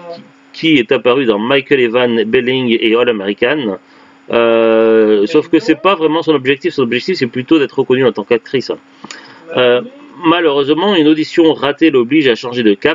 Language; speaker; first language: French; native; French